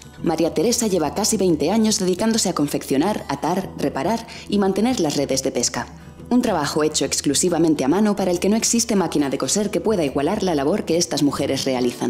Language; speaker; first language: Spanish; native; Spanish